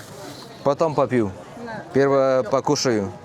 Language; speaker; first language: Russian; non-native, learner; Lithuanian